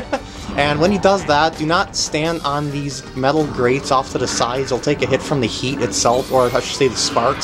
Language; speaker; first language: English; native; English